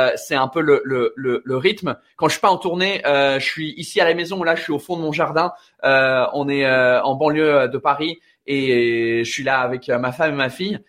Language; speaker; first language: French; non-native, fluent; English